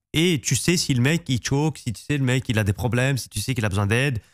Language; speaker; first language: French; native; French